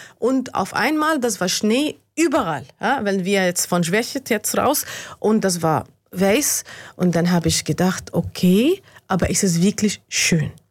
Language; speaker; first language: German; non-native, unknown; Arabic